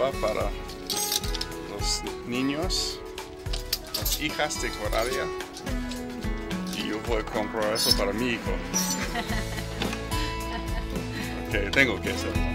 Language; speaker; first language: Spanish; non-native, fluent; English